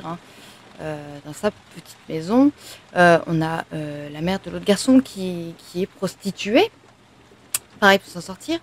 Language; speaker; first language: French; native; French